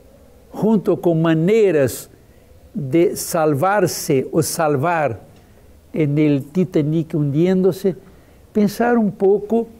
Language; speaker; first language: Spanish; non-native, fluent; Portuguese